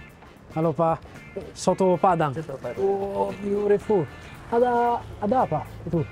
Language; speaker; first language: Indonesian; non-native, learner; Italian